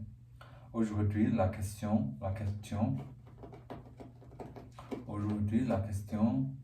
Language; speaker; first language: French; non-native, learner; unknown